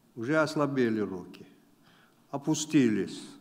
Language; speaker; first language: Russian; non-native, local second language; Uzbek